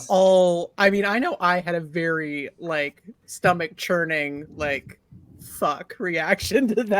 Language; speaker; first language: English; native; English